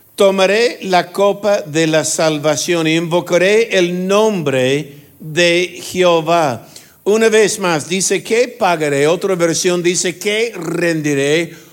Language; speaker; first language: Spanish; non-native, fluent; English